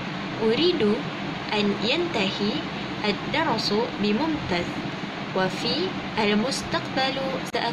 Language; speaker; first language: Arabic; non-native, learner; Malay